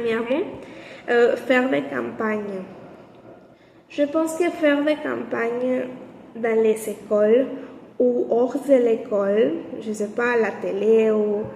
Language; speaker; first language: French; non-native, learner; Spanish